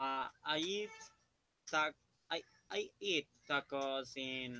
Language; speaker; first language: English; non-native, learner; Spanish